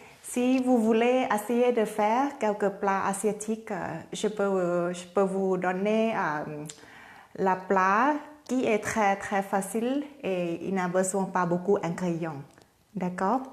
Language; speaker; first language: French; non-native, fluent; Thai